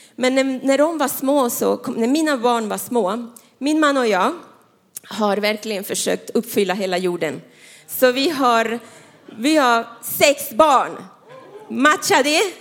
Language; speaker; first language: Swedish; non-native, fluent; Spanish